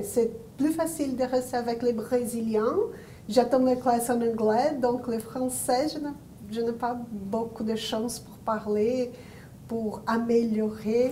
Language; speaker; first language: French; non-native, learner; Portuguese